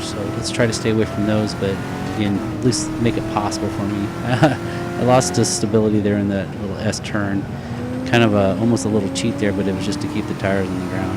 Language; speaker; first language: English; native; English